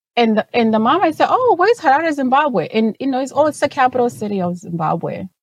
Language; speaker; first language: English; non-native, local second language; Shona